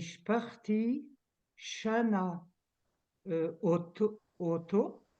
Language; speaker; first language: Hebrew; non-native, learner; French